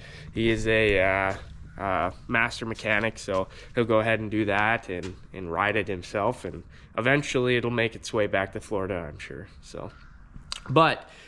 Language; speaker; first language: English; native; English